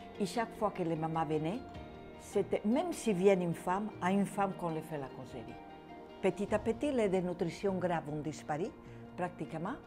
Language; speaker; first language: French; non-native, fluent; Spanish